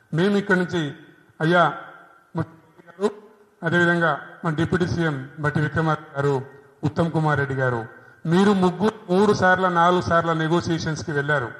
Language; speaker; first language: Telugu; non-native, local second language; Lambadi